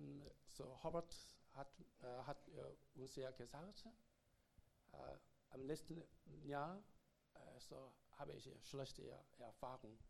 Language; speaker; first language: German; non-native, learner; Korean